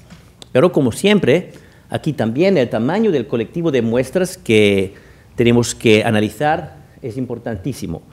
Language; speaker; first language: Spanish; non-native, fluent; German